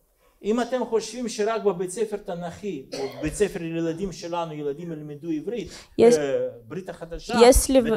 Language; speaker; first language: Hebrew; non-native, fluent; Russian